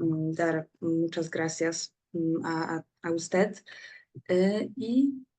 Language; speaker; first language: Spanish; non-native, learner; Polish